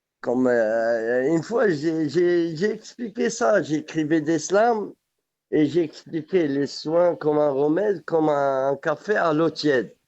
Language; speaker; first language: French; non-native, local second language; Arabic